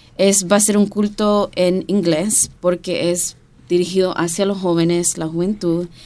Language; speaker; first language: Spanish; early bilingual, heritage; Spanish